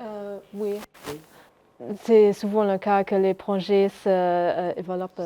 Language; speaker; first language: French; non-native, local second language; Luxembourgish